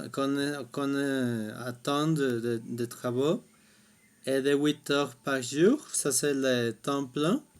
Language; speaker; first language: French; non-native, fluent; Spanish